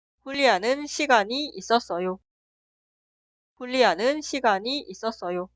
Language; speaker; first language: Korean; non-native, fluent; Spanish